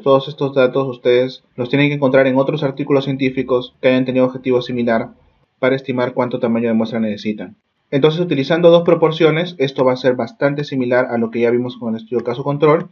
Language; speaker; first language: Spanish; native; Spanish